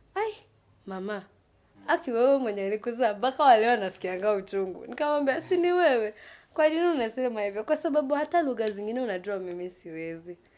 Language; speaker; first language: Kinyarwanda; non-native, fluent; Kikuyu